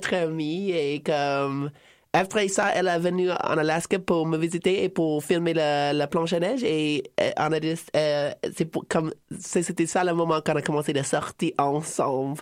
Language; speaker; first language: French; non-native, fluent; English